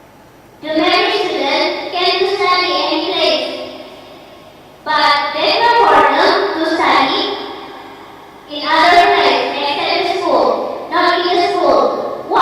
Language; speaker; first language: English; non-native, learner; Indonesian